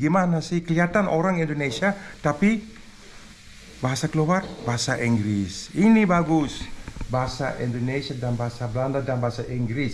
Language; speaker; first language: Indonesian; early bilingual, heritage; Indonesian